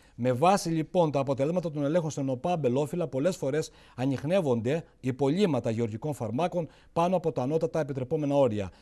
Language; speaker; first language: Greek; native; Greek